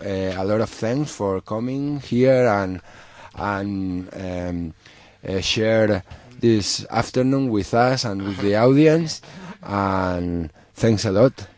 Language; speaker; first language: English; non-native, learner; Spanish